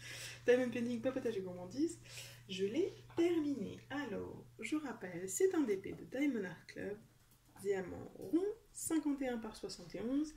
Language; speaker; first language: French; native; French